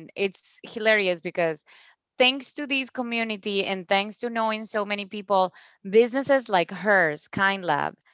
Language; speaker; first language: English; non-native, fluent; Spanish